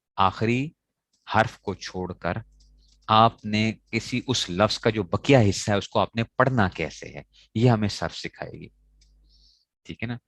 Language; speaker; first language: Urdu; non-native, local second language; Pashto